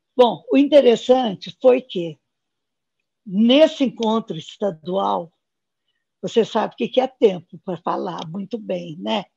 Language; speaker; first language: Portuguese; native; Portuguese